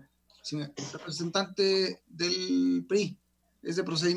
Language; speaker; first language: Spanish; native; Spanish